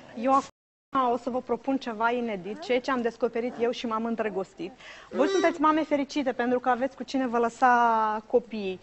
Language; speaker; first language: Romanian; native; Romanian